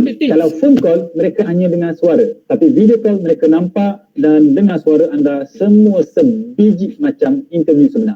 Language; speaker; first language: Malay; native; Malay